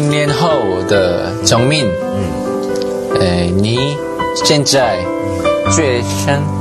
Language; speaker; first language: Chinese; non-native, learner; Korean